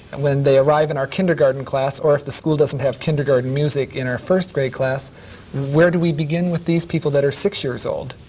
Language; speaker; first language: English; native; English